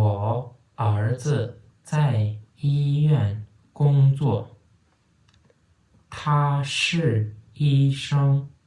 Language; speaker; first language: Chinese; non-native, fluent; Turkmen